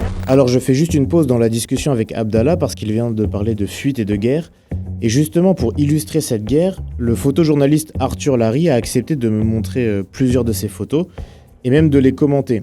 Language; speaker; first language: French; native; French